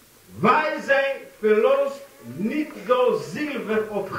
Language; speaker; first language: Dutch; non-native, fluent; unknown